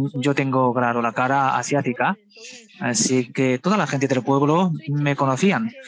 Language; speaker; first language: Spanish; non-native, fluent; Chinese